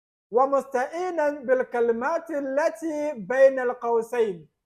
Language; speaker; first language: Arabic; non-native, fluent; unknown